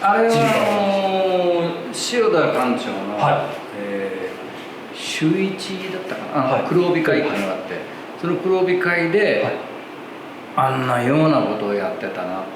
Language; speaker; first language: Japanese; native; Japanese